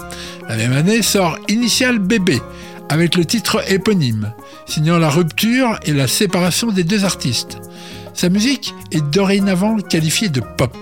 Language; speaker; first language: French; native; French